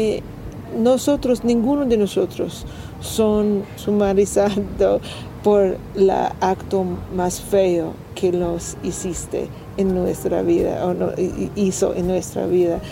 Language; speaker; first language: Spanish; non-native, learner; English